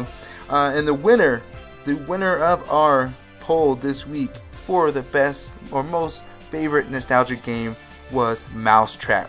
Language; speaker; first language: English; native; English